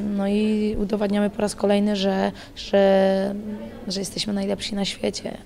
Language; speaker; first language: Polish; native; Polish